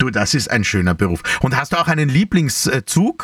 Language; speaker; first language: German; native; German